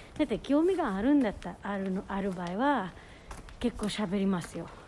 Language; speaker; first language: Japanese; non-native, learner; Filipino